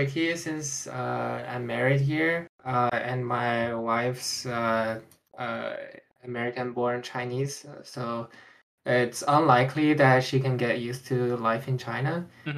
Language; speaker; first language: English; non-native, fluent; Chinese